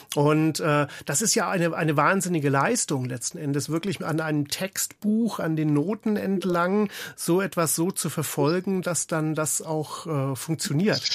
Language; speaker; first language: German; native; German